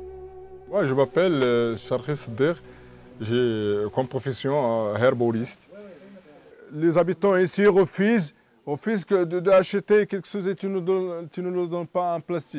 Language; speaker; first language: French; non-native, learner; Arabic